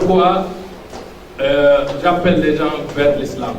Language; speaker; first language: French; non-native, local second language; Fula